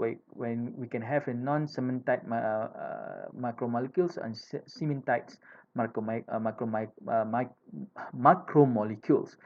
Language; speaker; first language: English; non-native, fluent; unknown